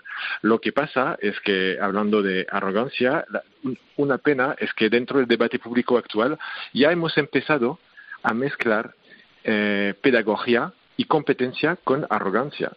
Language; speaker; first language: Spanish; non-native, fluent; French